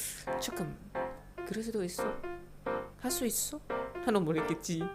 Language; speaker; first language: Korean; non-native, learner; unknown